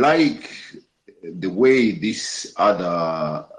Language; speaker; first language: English; non-native, local second language; North Ndebele